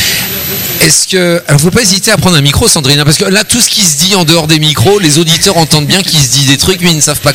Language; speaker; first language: French; native; French